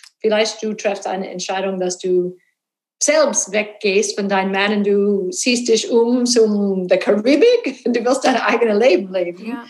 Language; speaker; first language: German; non-native, learner; English